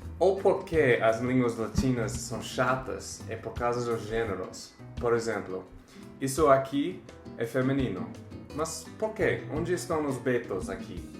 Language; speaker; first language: Portuguese; non-native, fluent; English